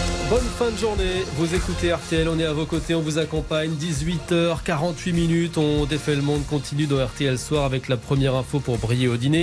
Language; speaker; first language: French; native; French